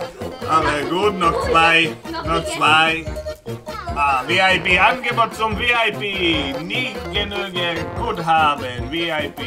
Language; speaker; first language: German; non-native, learner; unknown